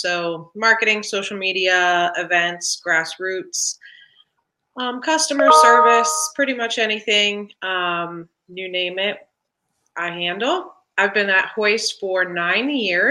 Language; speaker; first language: English; native; English